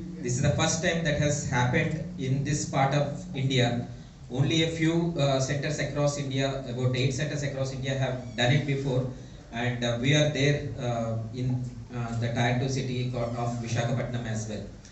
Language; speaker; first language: English; non-native, local second language; Telugu